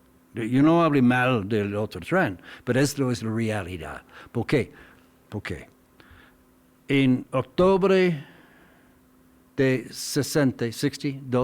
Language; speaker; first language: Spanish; non-native, learner; English